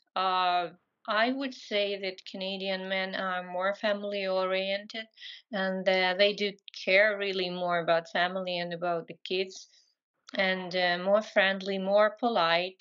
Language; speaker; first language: English; non-native, fluent; Ukrainian